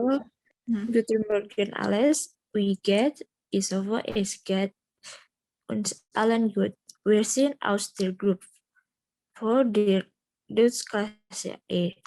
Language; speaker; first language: German; non-native, learner; Indonesian